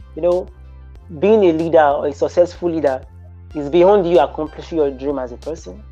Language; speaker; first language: English; non-native, local second language; Bini